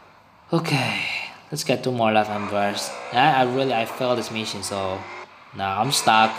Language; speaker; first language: English; non-native, learner; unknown